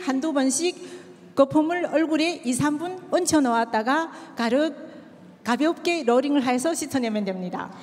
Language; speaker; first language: Korean; native; Korean